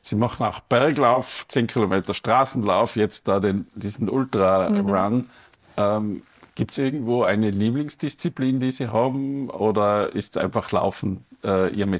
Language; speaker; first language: German; native; German